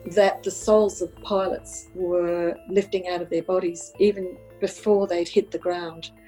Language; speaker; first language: English; non-native, local second language; Italian